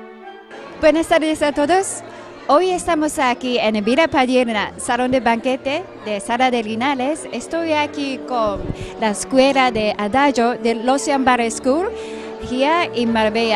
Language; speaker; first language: Spanish; non-native, learner; Japanese